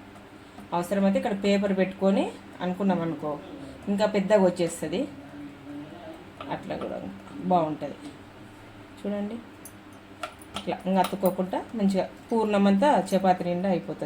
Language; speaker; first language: Telugu; native; Telugu